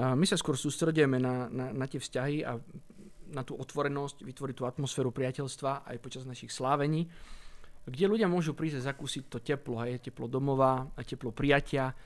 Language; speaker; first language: Slovak; native; Slovak